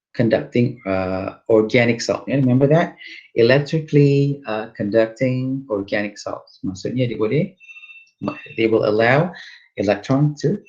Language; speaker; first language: English; non-native, local second language; Malay